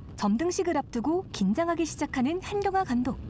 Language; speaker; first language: Korean; native; Korean